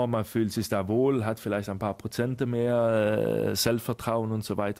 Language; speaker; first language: German; non-native, fluent; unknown